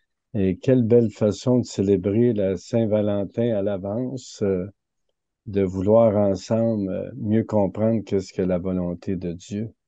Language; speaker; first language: French; native; French